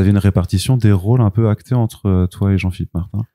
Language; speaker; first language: French; native; French